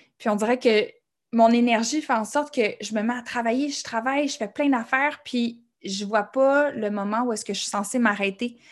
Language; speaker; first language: French; native; French